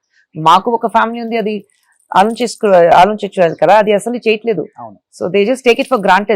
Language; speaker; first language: Telugu; non-native, fluent; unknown